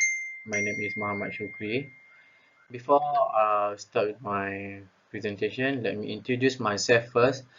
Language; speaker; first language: English; non-native, local second language; Malay